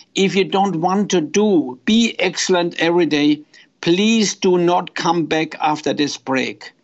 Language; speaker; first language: English; non-native, fluent; German